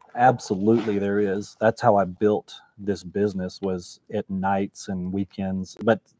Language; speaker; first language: English; native; English